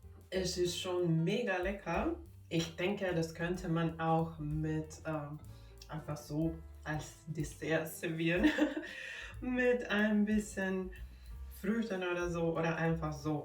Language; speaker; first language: German; non-native, fluent; Finnish